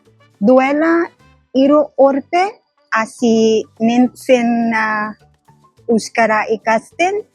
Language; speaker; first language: Basque; non-native, learner; Cebuano